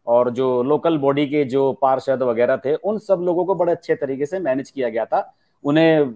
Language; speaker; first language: Hindi; native; Hindi